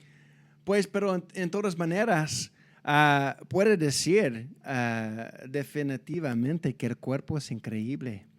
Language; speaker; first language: Spanish; non-native, fluent; English